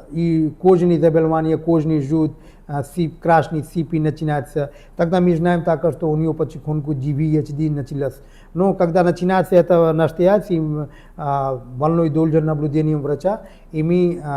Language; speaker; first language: Russian; non-native, learner; Hindi